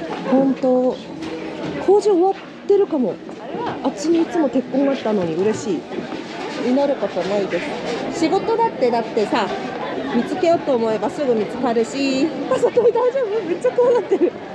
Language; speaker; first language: Japanese; non-native, fluent; Korean